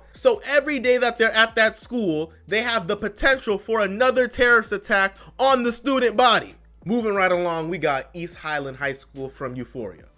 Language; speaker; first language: English; native; English